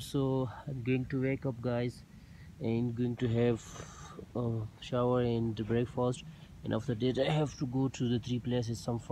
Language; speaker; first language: English; non-native, local second language; Urdu